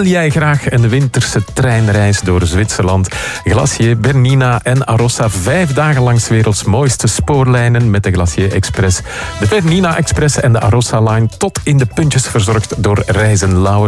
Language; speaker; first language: Dutch; native; Dutch